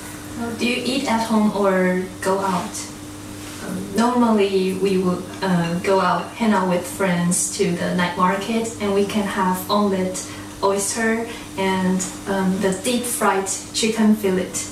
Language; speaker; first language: English; non-native, learner; Chinese